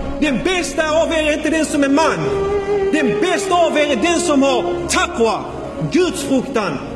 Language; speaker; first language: Swedish; non-native, fluent; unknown